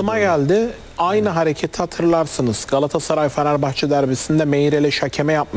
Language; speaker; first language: Turkish; native; Turkish